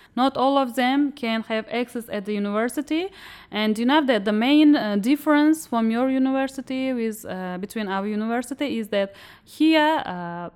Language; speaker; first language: English; non-native, fluent; Uzbek